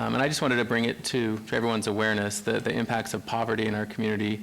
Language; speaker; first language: English; native; English